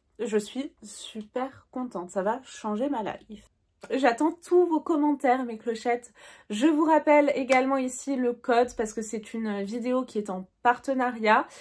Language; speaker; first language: French; native; French